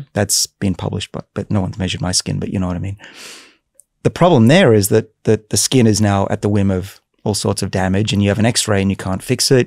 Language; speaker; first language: English; native; English